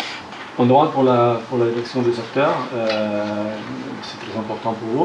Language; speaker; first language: French; non-native, fluent; Spanish